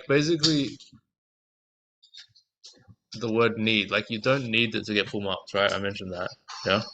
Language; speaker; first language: English; native; English